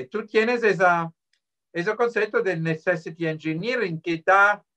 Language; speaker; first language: Spanish; non-native, fluent; Swiss German